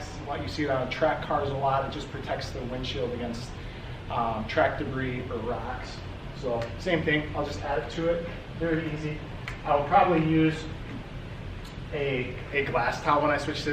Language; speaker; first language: English; native; English